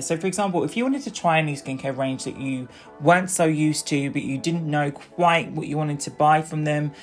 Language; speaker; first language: English; native; English